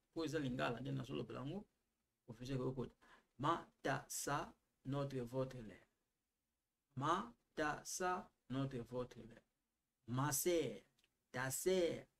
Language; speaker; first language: French; non-native, local second language; Lingala